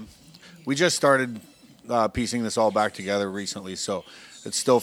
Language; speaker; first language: English; native; English